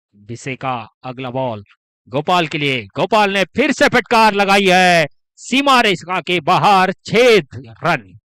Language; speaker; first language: Hindi; non-native, local second language; Marathi